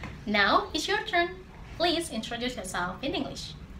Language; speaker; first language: English; non-native, learner; Indonesian